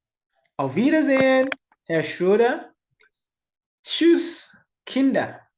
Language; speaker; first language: German; non-native, learner; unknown